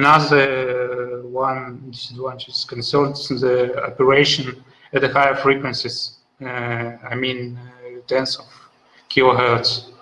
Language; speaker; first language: English; non-native, fluent; Russian